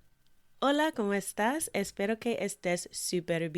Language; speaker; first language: Spanish; non-native, fluent; English